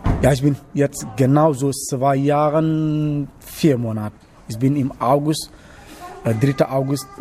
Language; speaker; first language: German; non-native, learner; Wolof